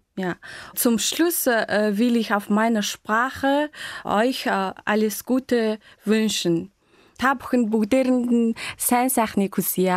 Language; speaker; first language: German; non-native, fluent; Mongolian